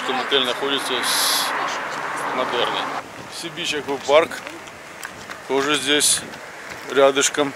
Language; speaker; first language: Russian; native; Russian